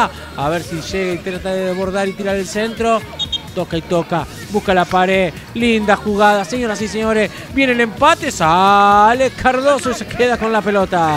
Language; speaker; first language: Spanish; native; Spanish